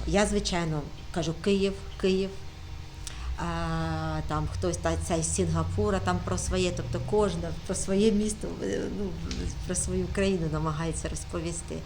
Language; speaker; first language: Ukrainian; native; Ukrainian